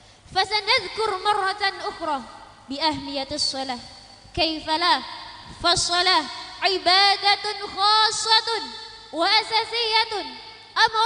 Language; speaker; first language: Arabic; non-native, learner; Indonesian